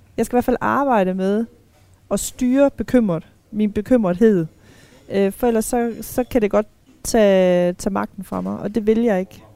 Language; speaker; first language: Danish; native; Danish